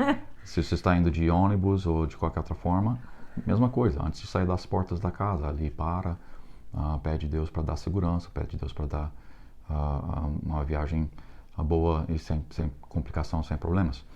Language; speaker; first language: Portuguese; non-native, fluent; English